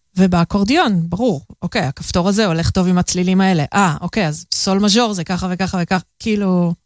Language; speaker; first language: Hebrew; early bilingual, heritage; Hebrew